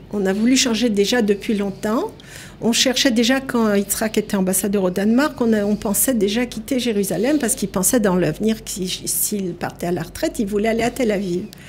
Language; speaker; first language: French; native; French